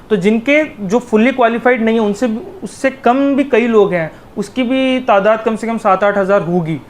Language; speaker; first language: Hindi; native; Hindi